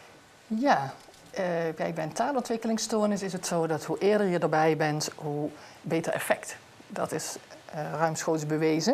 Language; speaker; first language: Dutch; native; Dutch